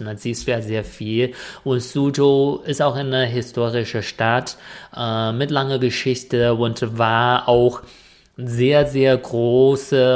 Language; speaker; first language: German; non-native, fluent; Chinese